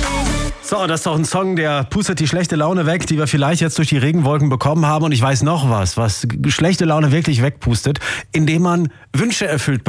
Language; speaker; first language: German; native; German